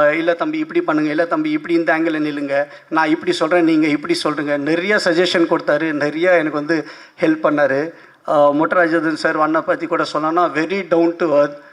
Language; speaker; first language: Tamil; non-native, local second language; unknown